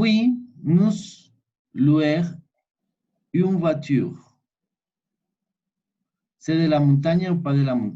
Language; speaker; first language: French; non-native, fluent; Spanish